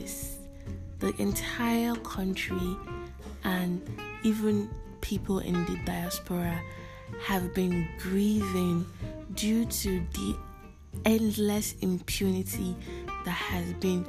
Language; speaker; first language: English; non-native, local second language; Yoruba